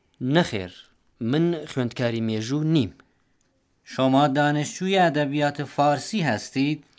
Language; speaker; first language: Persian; non-native, fluent; Central Kurdish